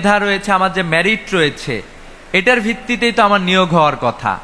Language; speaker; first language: Bangla; native; Bangla